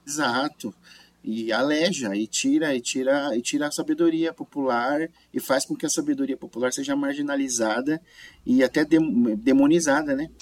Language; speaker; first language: Portuguese; native; Portuguese